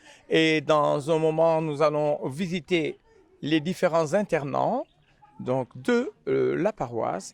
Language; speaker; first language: French; non-native, local second language; Wolof